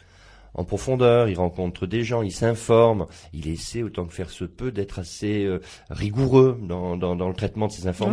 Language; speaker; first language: French; native; French